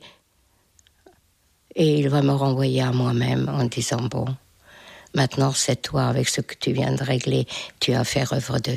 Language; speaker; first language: French; non-native, fluent; Hungarian